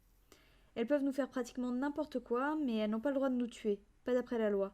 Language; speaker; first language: French; native; French